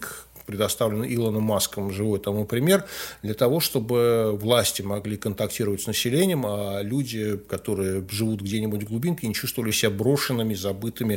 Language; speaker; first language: Russian; native; Russian